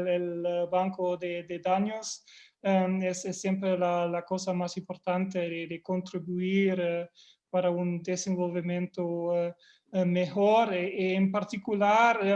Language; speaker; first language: Spanish; non-native, fluent; German